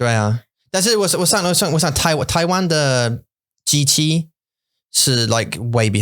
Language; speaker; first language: Chinese; non-native, learner; English